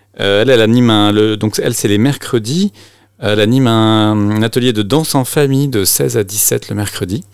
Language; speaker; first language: French; native; French